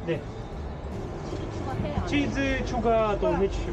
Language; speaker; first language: Korean; non-native, fluent; Russian